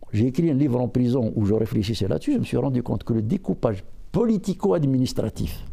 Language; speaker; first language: French; non-native, local second language; Berber languages